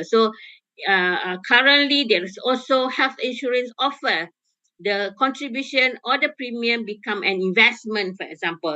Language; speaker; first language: English; non-native, local second language; Malay